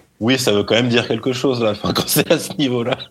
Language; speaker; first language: French; native; French